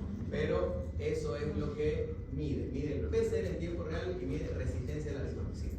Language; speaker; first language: Spanish; native; Spanish